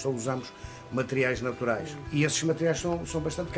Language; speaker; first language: Portuguese; native; Portuguese